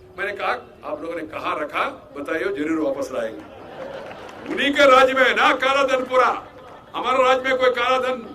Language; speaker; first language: Hindi; non-native, local second language; Telugu